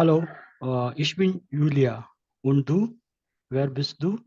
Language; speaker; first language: German; non-native, learner; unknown